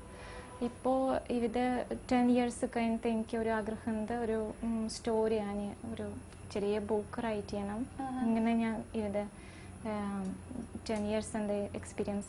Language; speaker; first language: Malayalam; non-native, fluent; Russian